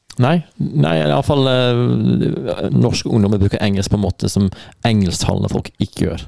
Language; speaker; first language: Norwegian; non-native, fluent; English